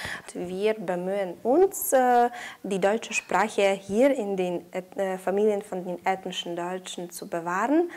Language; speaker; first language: German; early bilingual, heritage; German